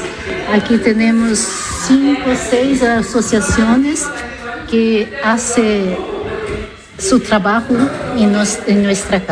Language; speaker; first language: Spanish; non-native, learner; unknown